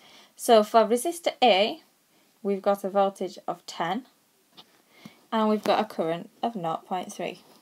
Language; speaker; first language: English; native; English